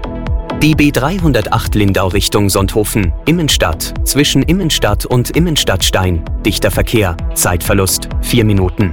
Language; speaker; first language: German; native; German